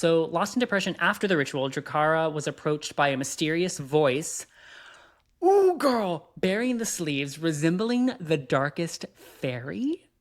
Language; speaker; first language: English; native; English